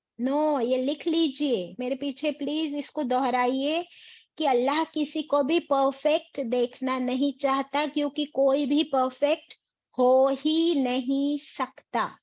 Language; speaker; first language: Urdu; native; Urdu